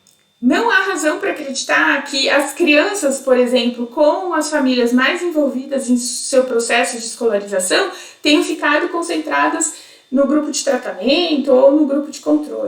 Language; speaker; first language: Portuguese; native; Portuguese